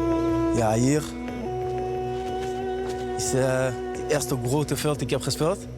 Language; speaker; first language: Dutch; non-native, learner; French